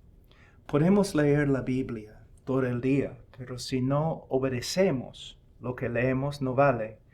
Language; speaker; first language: Spanish; non-native, fluent; English